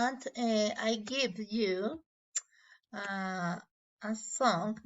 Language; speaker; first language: English; non-native, learner; Spanish